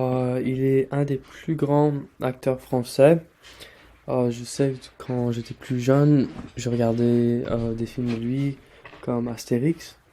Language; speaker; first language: French; non-native, learner; English